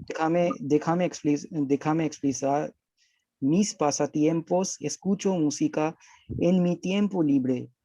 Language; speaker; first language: Spanish; non-native, learner; Hindi